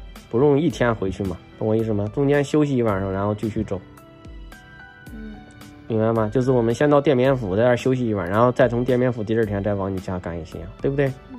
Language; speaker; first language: Chinese; native; Chinese